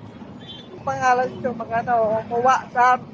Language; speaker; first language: Filipino; non-native, learner; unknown